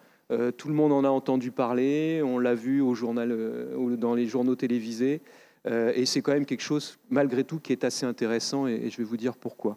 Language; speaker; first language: French; native; French